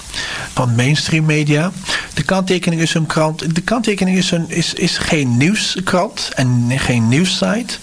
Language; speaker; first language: Dutch; non-native, fluent; Turkish